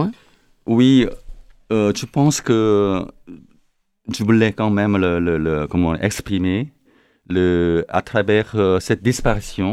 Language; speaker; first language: French; non-native, learner; Korean